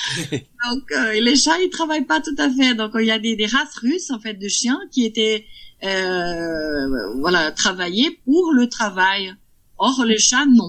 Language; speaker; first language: French; non-native, fluent; Portuguese